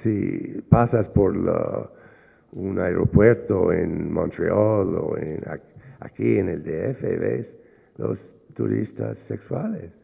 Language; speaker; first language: Spanish; non-native, fluent; English